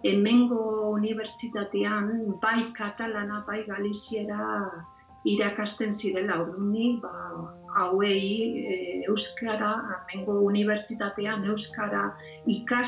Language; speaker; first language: Basque; non-native, local second language; Spanish